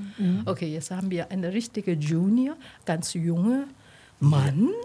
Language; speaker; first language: German; non-native, learner; Chinese